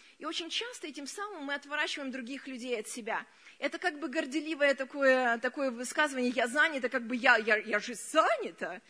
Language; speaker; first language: Russian; early bilingual, other home language; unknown